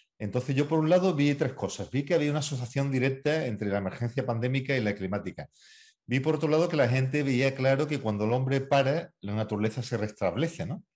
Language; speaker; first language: Spanish; native; Spanish